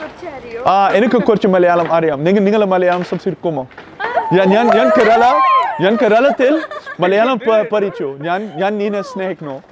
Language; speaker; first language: Malayalam; non-native, learner; Dutch